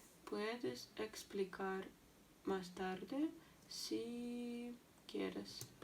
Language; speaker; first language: Spanish; non-native, learner; Russian